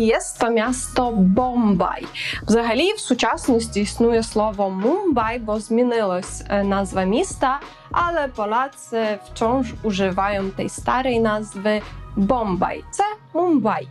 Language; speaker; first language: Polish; non-native, fluent; Ukrainian